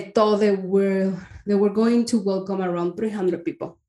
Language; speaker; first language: English; non-native, fluent; Spanish